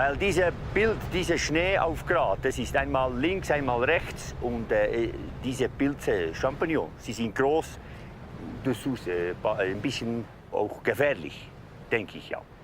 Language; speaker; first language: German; non-native, learner; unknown